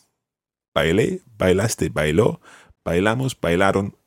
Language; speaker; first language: Spanish; non-native, fluent; English